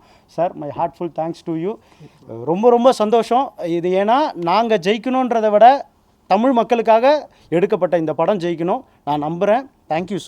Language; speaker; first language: Tamil; native; Tamil